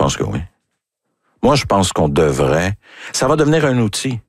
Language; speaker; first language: French; native; French